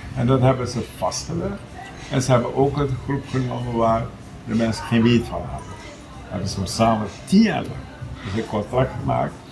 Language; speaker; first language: Dutch; native; Dutch